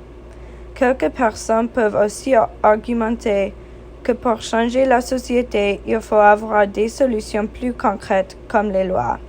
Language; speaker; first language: French; non-native, fluent; English